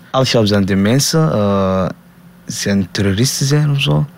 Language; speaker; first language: Dutch; non-native, learner; Somali